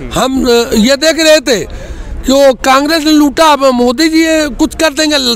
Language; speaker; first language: Hindi; native; Hindi